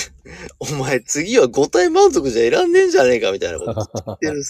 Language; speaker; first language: Japanese; native; Japanese